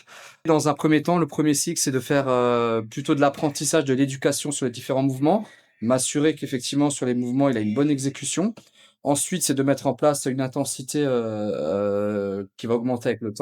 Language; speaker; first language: French; native; French